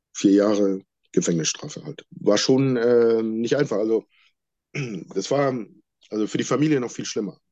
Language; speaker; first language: German; non-native, fluent; Sinhala